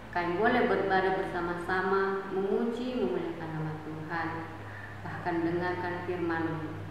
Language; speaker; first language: Indonesian; native; Indonesian